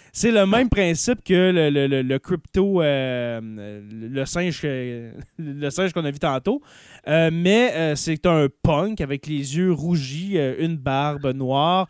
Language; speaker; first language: French; native; French